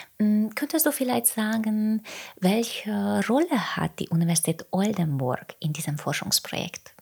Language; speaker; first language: German; non-native, fluent; Hungarian